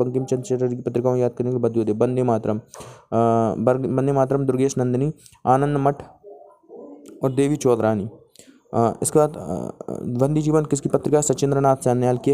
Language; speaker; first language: Hindi; native; Hindi